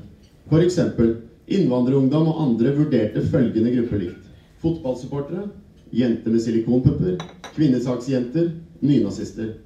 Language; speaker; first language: Norwegian; native; Norwegian